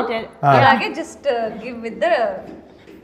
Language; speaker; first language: Telugu; non-native, learner; Kannada